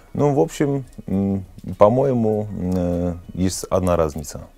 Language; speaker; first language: Russian; non-native, fluent; Polish